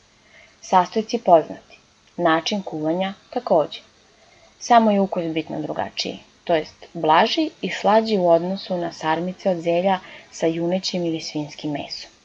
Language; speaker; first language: Serbian; native; Serbian